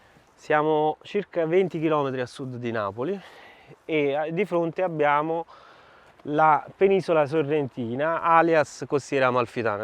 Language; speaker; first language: Italian; native; Italian